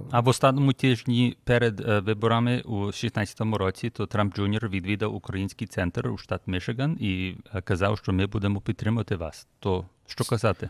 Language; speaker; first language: Ukrainian; early bilingual, heritage; Ukrainian